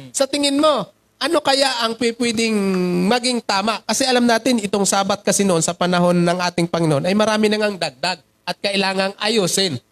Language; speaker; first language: Filipino; non-native, local second language; Cebuano